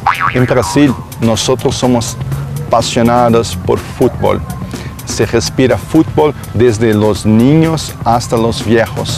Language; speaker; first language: Spanish; non-native, fluent; Portuguese